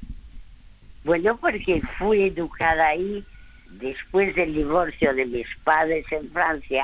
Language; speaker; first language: Spanish; early bilingual, other home language; French